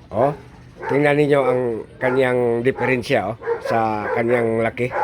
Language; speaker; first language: Filipino; non-native, local second language; Cebuano